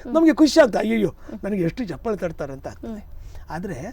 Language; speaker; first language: Kannada; native; Kannada